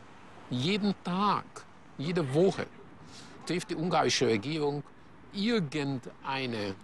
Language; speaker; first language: German; non-native, fluent; Hungarian